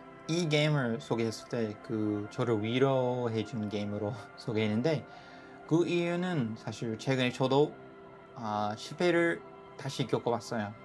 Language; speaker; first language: Korean; non-native, fluent; English